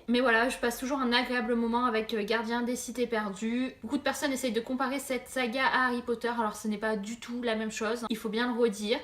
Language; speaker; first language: French; native; French